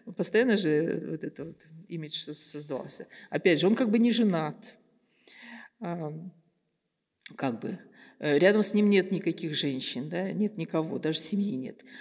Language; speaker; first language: Russian; native; Russian